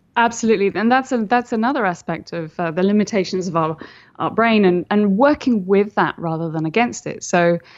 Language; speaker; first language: English; native; English